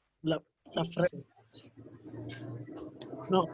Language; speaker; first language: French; non-native, learner; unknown